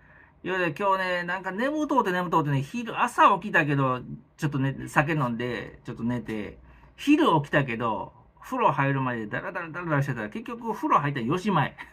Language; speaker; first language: Japanese; native; Japanese